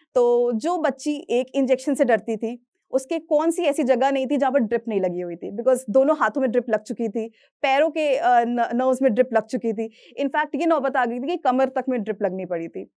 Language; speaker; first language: Hindi; native; Hindi